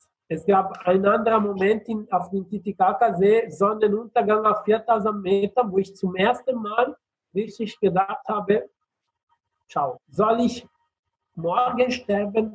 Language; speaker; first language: German; non-native, fluent; Italian